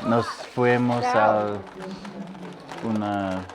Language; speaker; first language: Spanish; non-native, learner; English